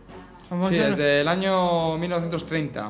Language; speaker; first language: Spanish; native; Spanish